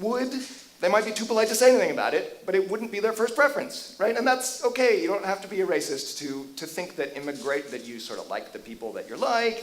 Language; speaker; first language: English; native; English